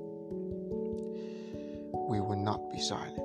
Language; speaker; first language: English; non-native, local second language; Yoruba